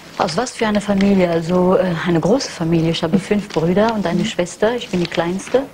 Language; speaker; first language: German; early bilingual, heritage; German